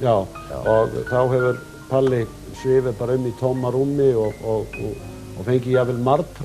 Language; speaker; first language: Icelandic; native; Icelandic